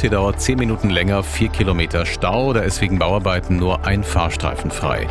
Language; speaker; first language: German; native; German